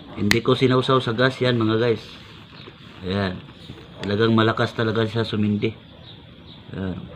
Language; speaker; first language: Filipino; non-native, local second language; Iloko